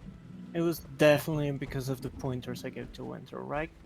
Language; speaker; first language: English; native; English